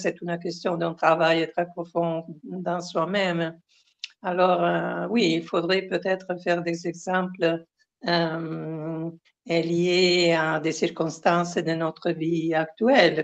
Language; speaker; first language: French; non-native, fluent; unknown